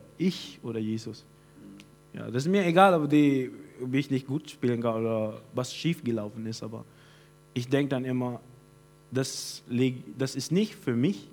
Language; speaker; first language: German; non-native, fluent; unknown